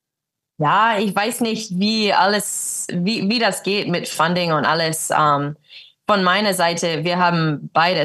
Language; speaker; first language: German; early bilingual, heritage; English